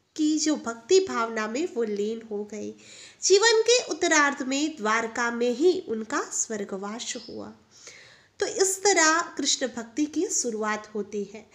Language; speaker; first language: Hindi; non-native, local second language; Gujarati